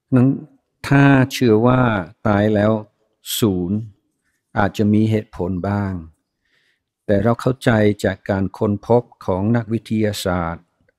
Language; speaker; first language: Thai; non-native, fluent; English